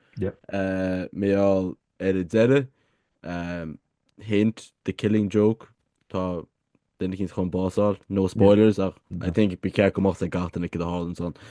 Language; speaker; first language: Irish; native; Irish